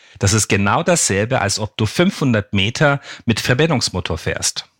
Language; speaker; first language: German; non-native, fluent; Turkish